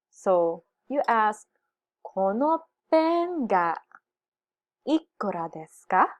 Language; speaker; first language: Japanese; non-native, learner; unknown